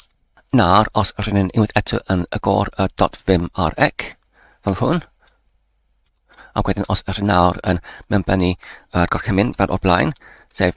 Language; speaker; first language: Welsh; non-native, learner; English